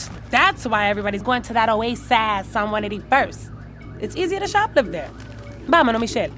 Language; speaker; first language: English; native; English